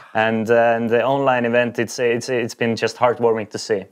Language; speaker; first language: English; non-native, fluent; Estonian